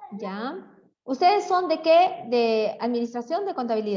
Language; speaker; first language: Spanish; native; Spanish